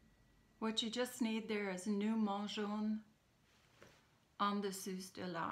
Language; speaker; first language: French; non-native, fluent; English